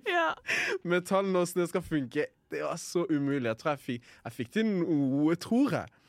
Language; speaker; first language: Norwegian; early bilingual, other home language; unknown